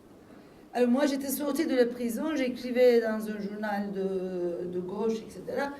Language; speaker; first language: French; non-native, fluent; Turkish